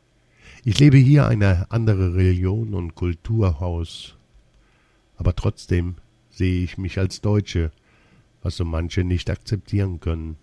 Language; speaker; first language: German; early bilingual, other home language; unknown